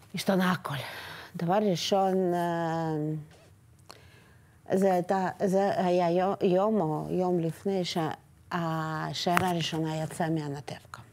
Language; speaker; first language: Hebrew; non-native, fluent; Russian